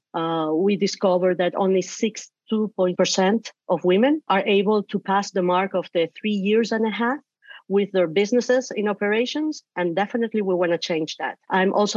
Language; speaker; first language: English; non-native, fluent; Spanish